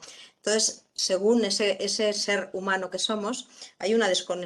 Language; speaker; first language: Spanish; native; Spanish